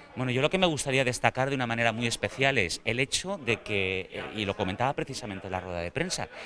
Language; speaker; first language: Spanish; native; Spanish